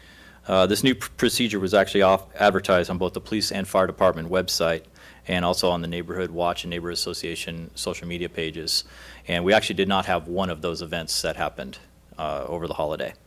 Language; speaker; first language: English; native; English